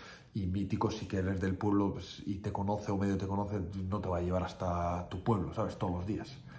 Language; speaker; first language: Spanish; native; Spanish